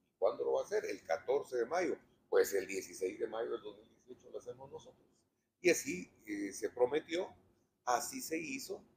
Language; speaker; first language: Spanish; native; Spanish